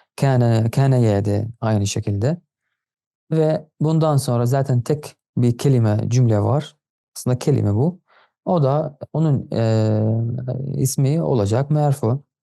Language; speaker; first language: Turkish; non-native, fluent; Arabic